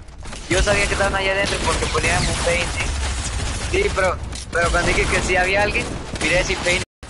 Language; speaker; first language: Spanish; early bilingual, heritage; Spanish